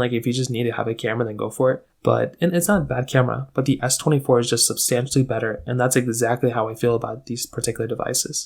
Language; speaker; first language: English; native; English